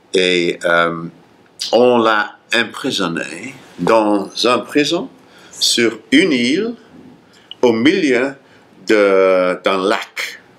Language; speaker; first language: French; non-native, fluent; English